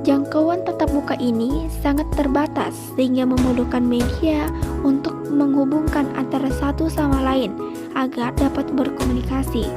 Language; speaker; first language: Indonesian; native; Indonesian